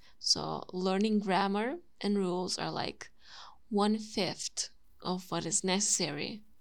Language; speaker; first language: English; non-native, fluent; Turkish